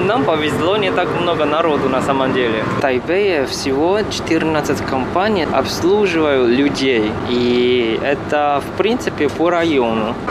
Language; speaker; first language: Russian; non-native, fluent; Chinese